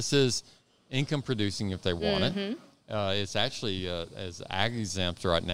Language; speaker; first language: English; native; English